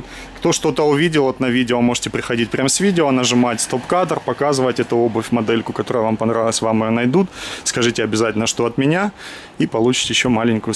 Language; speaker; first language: Russian; native; Russian